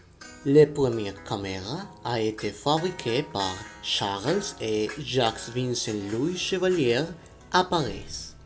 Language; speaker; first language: French; non-native, learner; Spanish